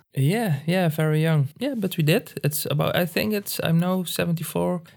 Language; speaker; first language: English; non-native, fluent; Dutch